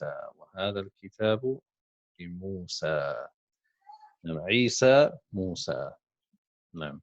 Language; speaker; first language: Arabic; non-native, fluent; English